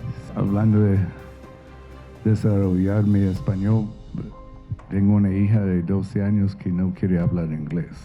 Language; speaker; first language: Spanish; non-native, fluent; English